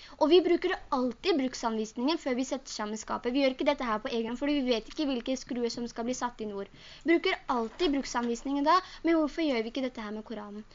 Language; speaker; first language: Norwegian; early bilingual, other home language; Urdu